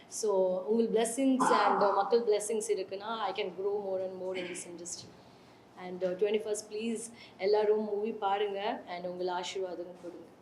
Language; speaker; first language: Tamil; non-native, learner; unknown